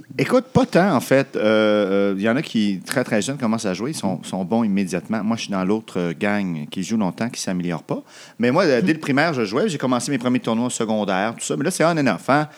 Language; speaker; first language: French; native; French